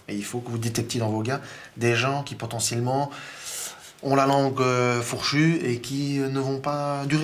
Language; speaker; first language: French; native; French